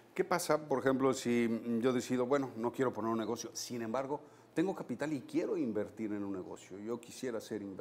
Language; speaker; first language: Spanish; native; Spanish